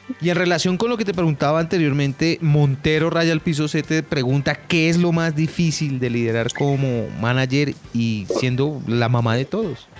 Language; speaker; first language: Spanish; native; Spanish